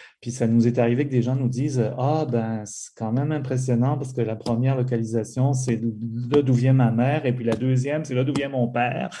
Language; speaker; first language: French; native; French